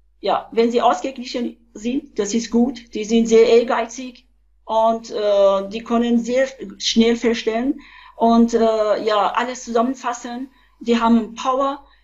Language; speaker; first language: German; non-native, fluent; Persian